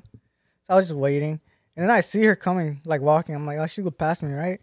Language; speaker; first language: English; native; English